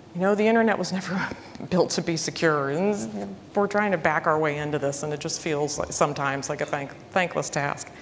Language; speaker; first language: English; native; English